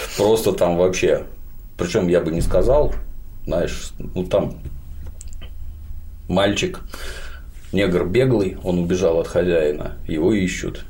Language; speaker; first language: Russian; native; Russian